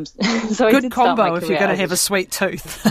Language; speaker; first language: English; native; English